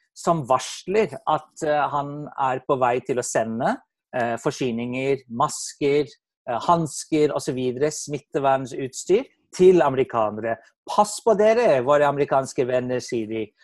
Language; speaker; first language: Norwegian; non-native, fluent; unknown